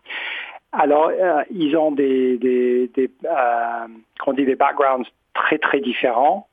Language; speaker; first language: French; non-native, fluent; English